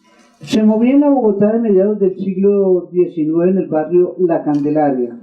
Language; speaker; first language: Spanish; native; Spanish